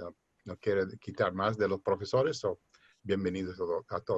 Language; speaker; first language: Spanish; early bilingual, heritage; Spanish